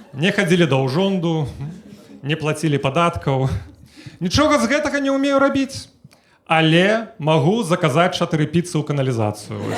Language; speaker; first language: Belarusian; native; Belarusian